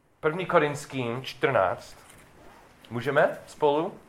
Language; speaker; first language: Czech; non-native, learner; English